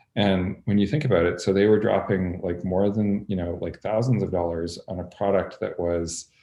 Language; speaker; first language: English; native; English